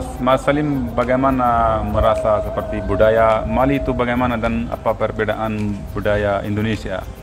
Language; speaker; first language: Indonesian; non-native, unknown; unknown